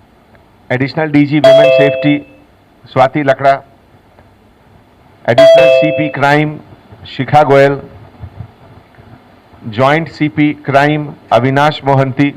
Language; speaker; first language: Telugu; non-native, local second language; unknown